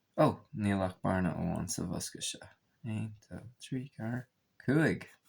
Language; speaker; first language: Irish; non-native, local second language; English